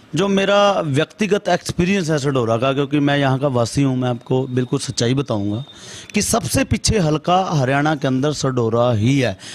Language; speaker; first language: Hindi; native; Hindi